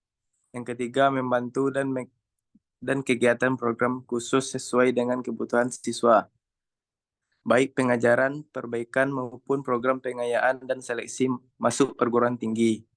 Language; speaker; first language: Indonesian; native; Indonesian